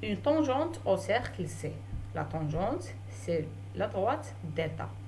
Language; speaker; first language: French; non-native, local second language; Arabic